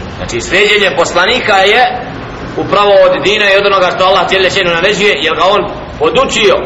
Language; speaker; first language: Bosnian; native; Bosnian